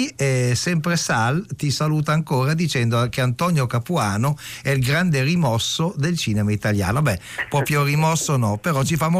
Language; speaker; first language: Italian; native; Italian